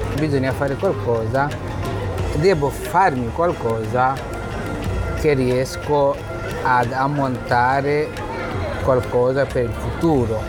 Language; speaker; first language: Italian; non-native, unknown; Bangla